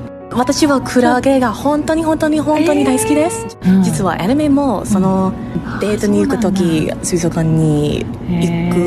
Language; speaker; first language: Japanese; non-native, learner; English